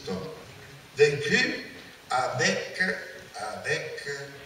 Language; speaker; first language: French; non-native, learner; Italian